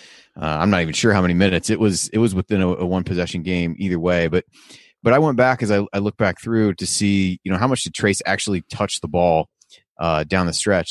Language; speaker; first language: English; native; English